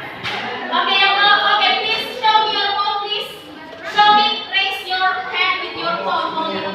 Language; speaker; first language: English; non-native, learner; Indonesian